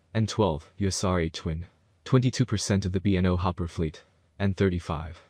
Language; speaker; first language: English; native; English